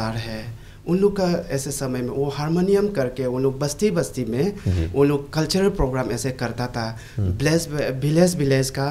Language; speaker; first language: Hindi; non-native, local second language; Adi